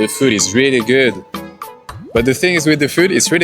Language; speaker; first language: English; non-native, fluent; French